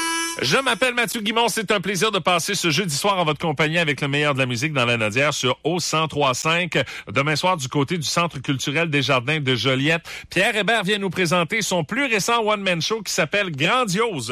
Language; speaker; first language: French; native; French